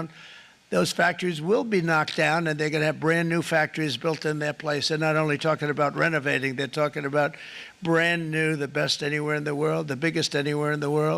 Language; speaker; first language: English; native; English